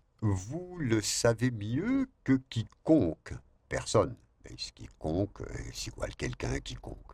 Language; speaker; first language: French; non-native, fluent; Spanish